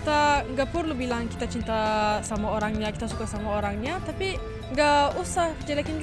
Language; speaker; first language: Indonesian; non-native, fluent; Turkish